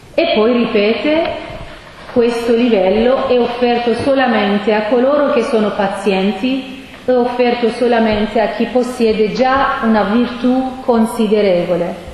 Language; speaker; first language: Italian; non-native, fluent; Persian